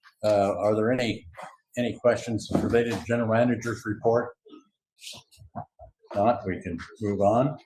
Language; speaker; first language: English; native; English